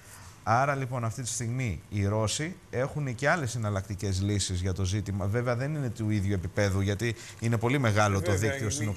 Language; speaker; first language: Greek; native; Greek